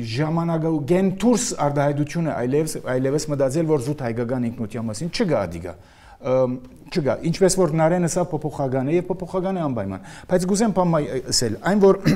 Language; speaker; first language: Armenian; early bilingual, heritage; Armenian